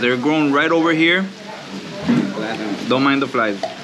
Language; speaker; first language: English; early bilingual, other home language; Spanish